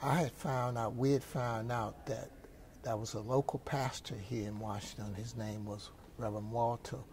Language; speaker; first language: English; native; English